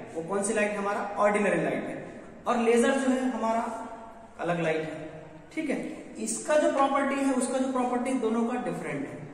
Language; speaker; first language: Hindi; native; Hindi